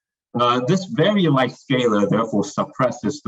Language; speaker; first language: English; non-native, fluent; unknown